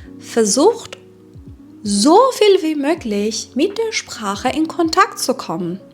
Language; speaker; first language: German; non-native, fluent; Persian